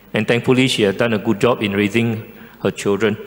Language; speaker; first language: English; non-native, local second language; Chinese